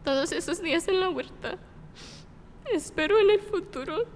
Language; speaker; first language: Spanish; early bilingual, other home language; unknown